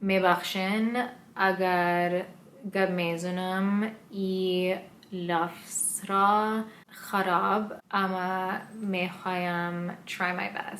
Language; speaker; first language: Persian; non-native, learner; English